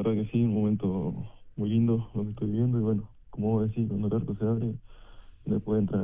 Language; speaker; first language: Spanish; native; Spanish